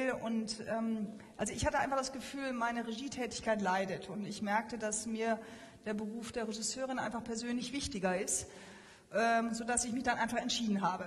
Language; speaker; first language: German; native; German